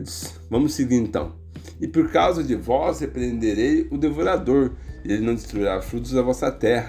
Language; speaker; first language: Portuguese; native; Portuguese